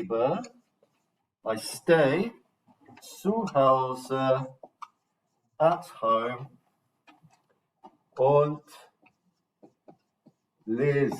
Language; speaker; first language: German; non-native, fluent; English